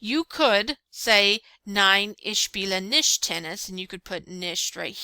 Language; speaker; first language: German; non-native, fluent; English